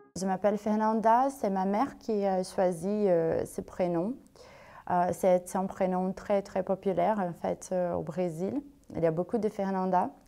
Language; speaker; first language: French; non-native, fluent; Portuguese